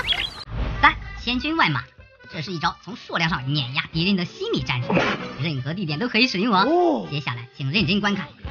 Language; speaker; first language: Chinese; native; Chinese